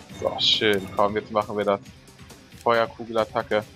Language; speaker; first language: German; native; German